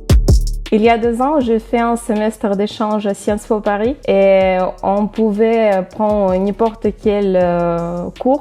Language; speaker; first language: French; non-native, fluent; Russian